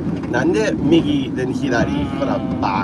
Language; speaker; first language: Japanese; non-native, learner; English